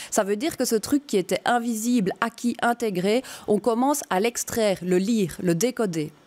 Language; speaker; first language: French; native; French